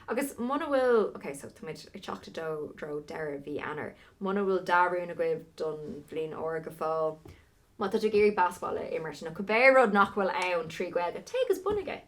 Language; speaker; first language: Irish; non-native, local second language; English